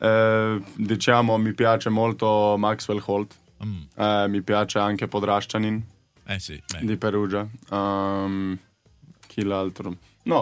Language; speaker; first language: Italian; non-native, learner; Slovenian